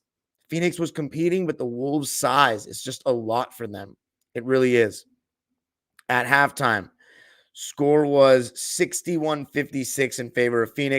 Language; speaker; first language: English; native; English